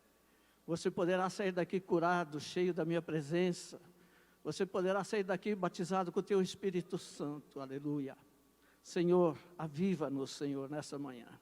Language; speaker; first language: Portuguese; native; Portuguese